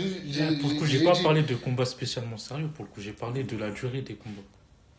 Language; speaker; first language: French; native; French